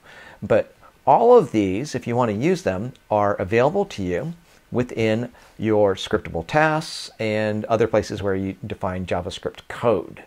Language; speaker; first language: English; native; English